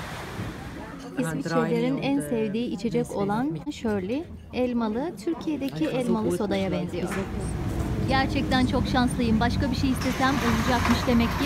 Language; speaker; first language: Turkish; native; Turkish